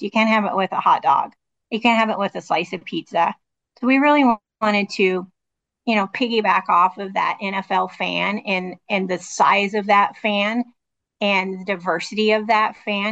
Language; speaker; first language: English; native; English